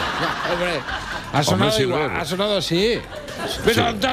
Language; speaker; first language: Spanish; native; Spanish